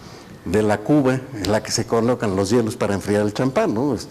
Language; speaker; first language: Spanish; native; Spanish